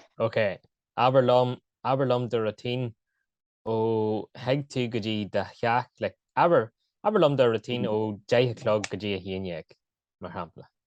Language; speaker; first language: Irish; non-native, local second language; English